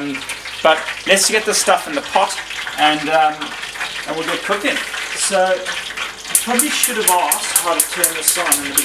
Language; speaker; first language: English; native; English